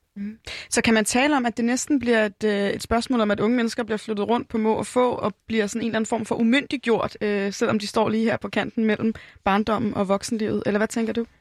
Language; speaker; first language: Danish; native; Danish